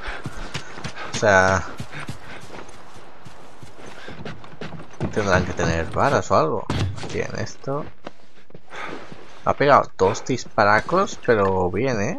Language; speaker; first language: Spanish; native; Spanish